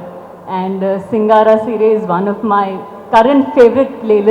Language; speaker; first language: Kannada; non-native, learner; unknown